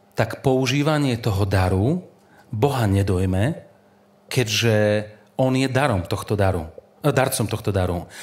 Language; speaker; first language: Slovak; native; Slovak